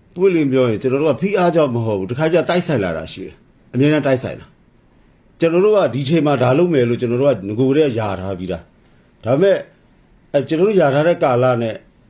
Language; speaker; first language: Burmese; non-native, local second language; S'gaw Karen